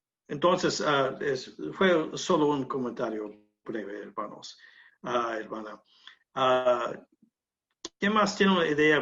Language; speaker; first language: Spanish; non-native, learner; English